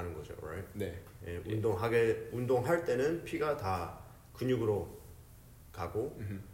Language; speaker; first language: Korean; early bilingual, heritage; Korean